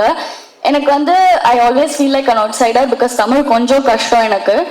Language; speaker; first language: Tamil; non-native, fluent; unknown